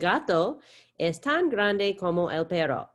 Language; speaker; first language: Spanish; non-native, fluent; English